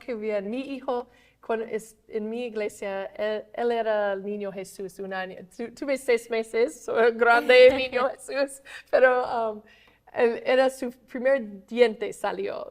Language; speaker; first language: Spanish; non-native, fluent; English